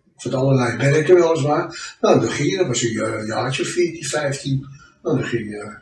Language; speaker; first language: Dutch; early bilingual, other home language; French